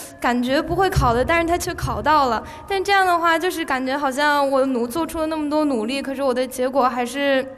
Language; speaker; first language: Chinese; native; Chinese